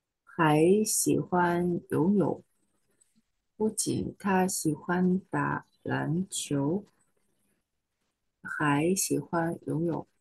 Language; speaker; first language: Chinese; non-native, learner; Vietnamese